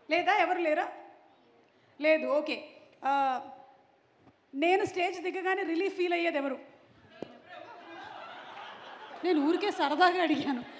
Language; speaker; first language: Telugu; native; Telugu